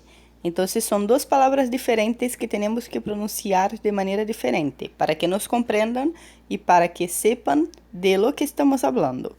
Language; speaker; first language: Spanish; non-native, fluent; Portuguese